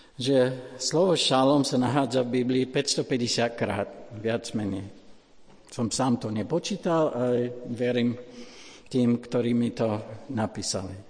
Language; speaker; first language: Slovak; non-native, fluent; English